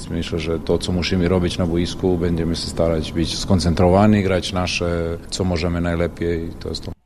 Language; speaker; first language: Polish; non-native, fluent; Serbian